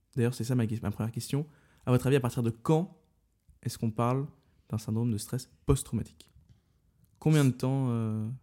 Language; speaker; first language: French; native; French